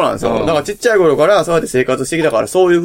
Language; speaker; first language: Japanese; native; Japanese